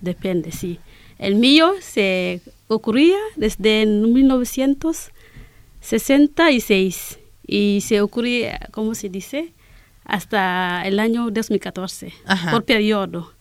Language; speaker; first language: Spanish; non-native, learner; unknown